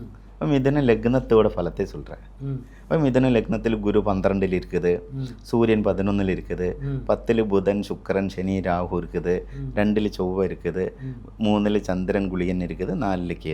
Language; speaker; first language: Tamil; non-native, local second language; Malayalam